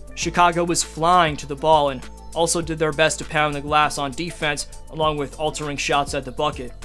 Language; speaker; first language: English; native; English